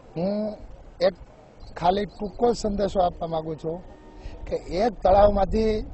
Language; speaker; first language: Gujarati; native; Gujarati